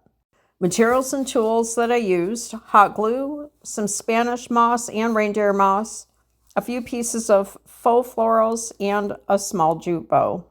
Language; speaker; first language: English; native; English